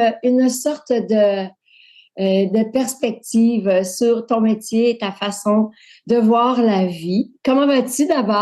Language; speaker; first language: French; native; French